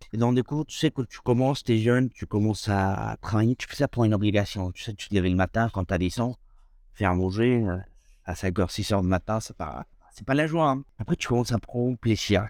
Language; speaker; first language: French; non-native, fluent; Spanish